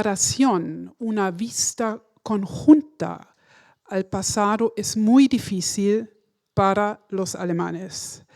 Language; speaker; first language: Spanish; non-native, learner; German